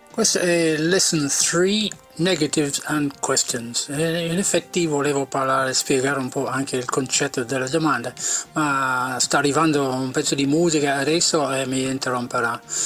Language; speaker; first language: Italian; non-native, fluent; English